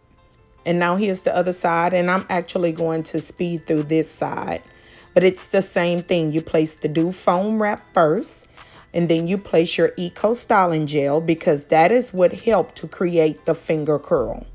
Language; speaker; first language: English; native; English